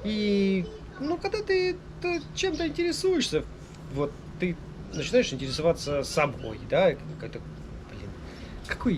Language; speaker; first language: Russian; native; Russian